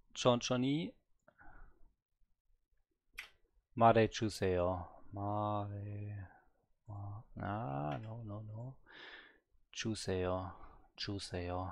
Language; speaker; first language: Korean; non-native, learner; German